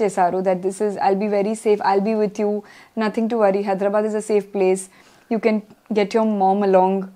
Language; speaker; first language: Telugu; non-native, learner; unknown